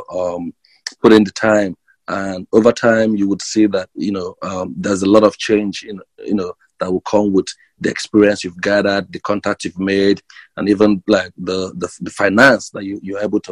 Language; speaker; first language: English; non-native, local second language; Igbo